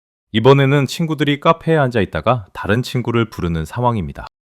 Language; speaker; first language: Korean; native; Korean